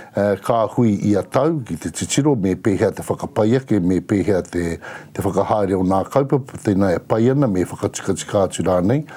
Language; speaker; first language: Māori; native; Māori